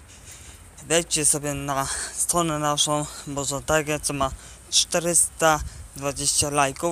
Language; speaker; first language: Polish; native; Polish